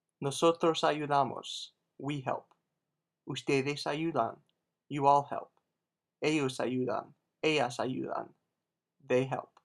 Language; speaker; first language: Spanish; non-native, fluent; English